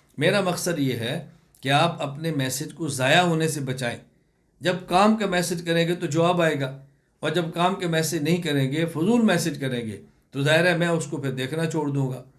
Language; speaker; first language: Urdu; non-native, local second language; Punjabi